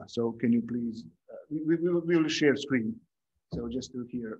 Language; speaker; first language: English; non-native, fluent; Croatian